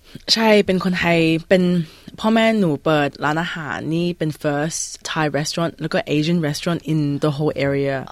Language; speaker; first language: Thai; early bilingual, heritage; Thai